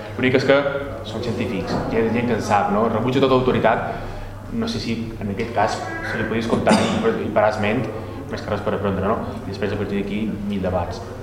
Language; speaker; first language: Catalan; native; Catalan